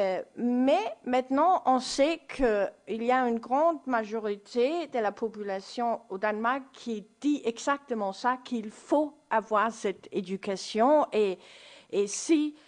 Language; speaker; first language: French; non-native, fluent; Danish